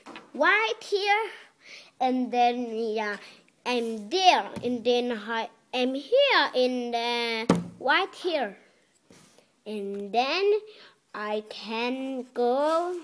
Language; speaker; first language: English; non-native, learner; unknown